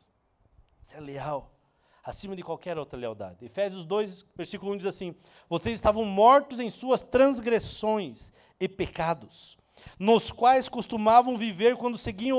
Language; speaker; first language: Portuguese; native; Portuguese